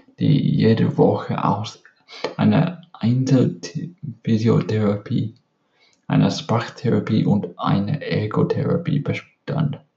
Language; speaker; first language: German; non-native, learner; English